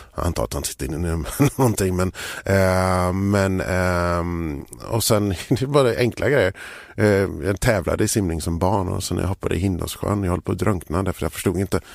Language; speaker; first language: Swedish; early bilingual, other home language; English